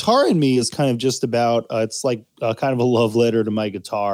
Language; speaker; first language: English; native; English